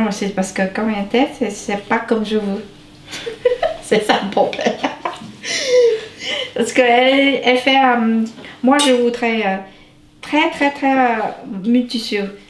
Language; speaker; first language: French; non-native, learner; Vietnamese